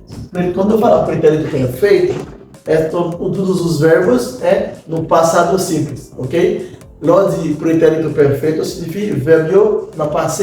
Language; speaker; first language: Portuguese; non-native, fluent; Haitian Creole